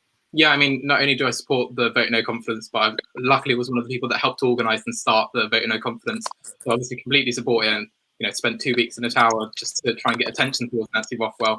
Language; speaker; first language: English; native; English